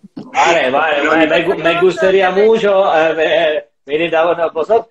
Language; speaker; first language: Spanish; non-native, learner; Italian